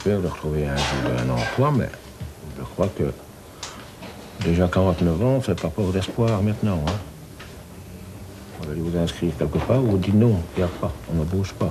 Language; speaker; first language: French; native; French